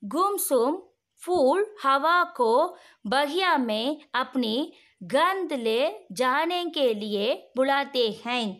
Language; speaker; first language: Hindi; non-native, local second language; Tamil